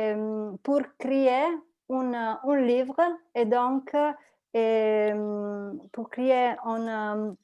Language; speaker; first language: French; non-native, learner; Italian